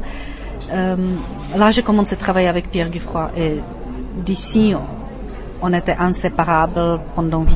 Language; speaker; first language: French; non-native, fluent; Czech